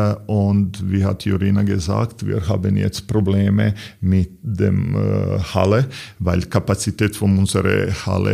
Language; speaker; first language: German; non-native, learner; Serbian